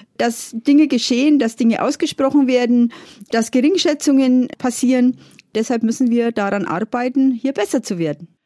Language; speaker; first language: German; native; German